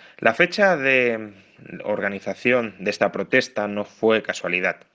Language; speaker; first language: Spanish; native; Spanish